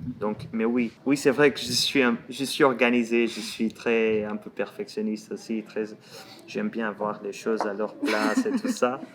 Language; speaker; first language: French; non-native, fluent; Portuguese